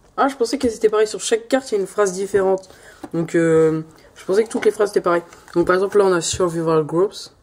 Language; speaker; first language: French; native; French